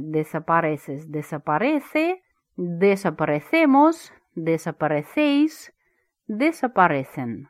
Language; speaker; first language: Spanish; non-native, fluent; Russian